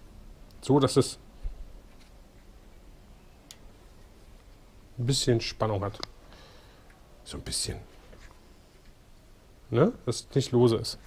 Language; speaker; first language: German; native; German